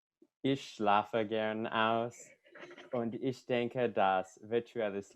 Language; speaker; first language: German; non-native, learner; English